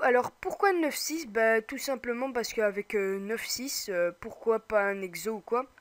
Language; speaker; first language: French; native; French